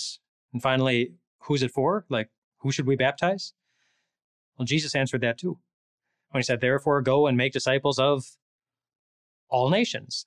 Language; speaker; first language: English; native; English